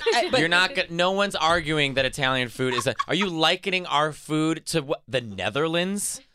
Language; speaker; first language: English; early bilingual, other home language; Spanish